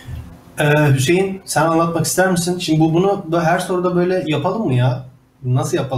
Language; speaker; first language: Turkish; native; Turkish